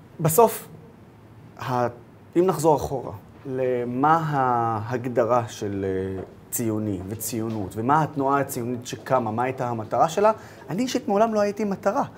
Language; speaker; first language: Hebrew; non-native, local second language; Arabic